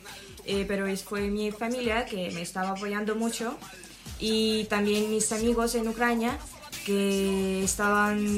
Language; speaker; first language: Spanish; non-native, learner; Ukrainian